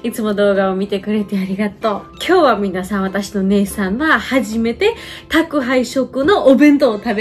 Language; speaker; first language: Japanese; non-native, fluent; Georgian